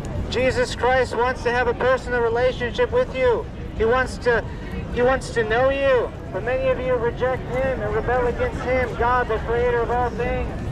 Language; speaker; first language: English; early bilingual, other home language; Spanish